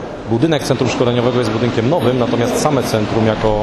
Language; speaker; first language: Polish; native; Polish